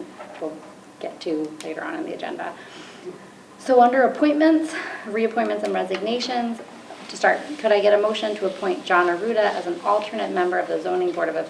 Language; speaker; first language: English; native; English